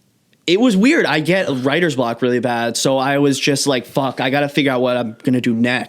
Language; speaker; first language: English; native; English